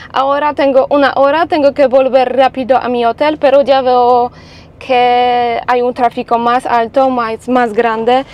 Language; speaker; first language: Spanish; non-native, fluent; Polish